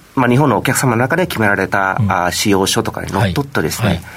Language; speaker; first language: Japanese; non-native, fluent; Vietnamese